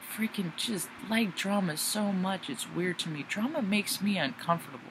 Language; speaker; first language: English; native; English